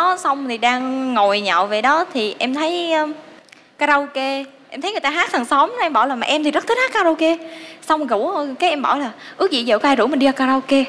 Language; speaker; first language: Vietnamese; native; Vietnamese